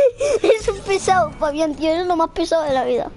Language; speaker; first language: Spanish; native; Spanish